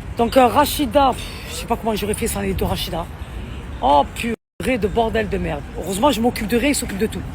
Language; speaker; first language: French; native; French